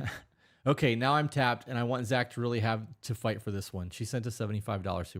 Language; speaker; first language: English; native; English